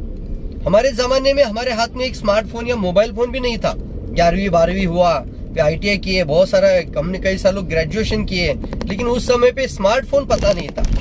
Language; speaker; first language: Hindi; non-native, local second language; Marathi